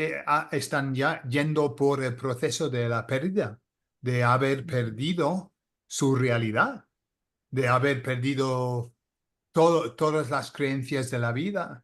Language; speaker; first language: Spanish; non-native, fluent; English